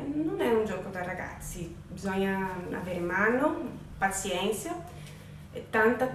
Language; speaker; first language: Italian; non-native, fluent; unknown